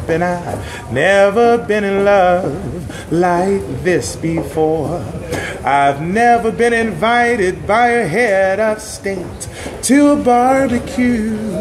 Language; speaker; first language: English; native; English